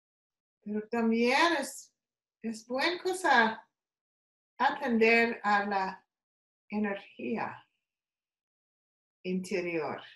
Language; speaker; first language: Spanish; non-native, learner; English